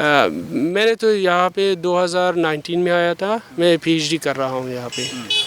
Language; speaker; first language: Hindi; non-native, fluent; Persian